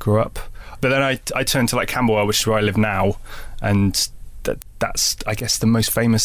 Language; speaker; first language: English; native; English